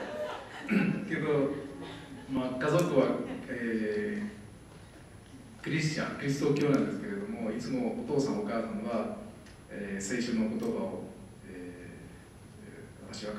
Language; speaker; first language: Japanese; non-native, fluent; Spanish